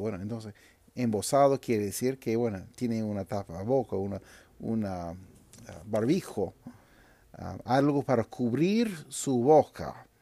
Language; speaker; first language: Spanish; non-native, fluent; English